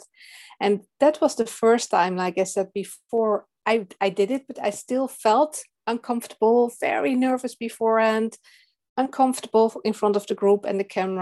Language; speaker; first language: English; non-native, fluent; Dutch